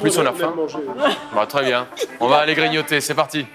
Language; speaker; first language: French; non-native, fluent; Spanish